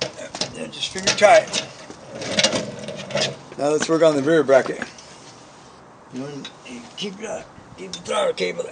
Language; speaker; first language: English; native; English